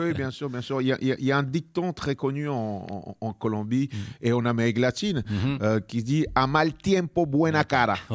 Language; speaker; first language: French; non-native, fluent; Spanish